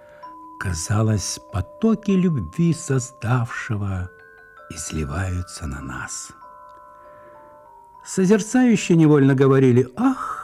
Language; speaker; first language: Russian; native; Russian